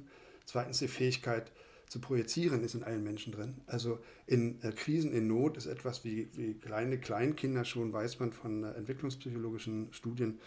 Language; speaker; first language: German; native; German